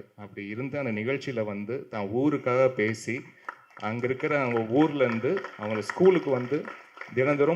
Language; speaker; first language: Tamil; native; Tamil